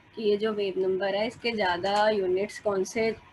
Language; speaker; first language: Hindi; non-native, local second language; Punjabi